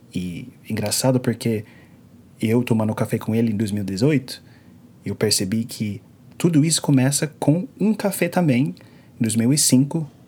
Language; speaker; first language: Portuguese; non-native, fluent; English